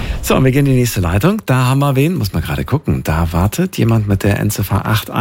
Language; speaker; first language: German; native; German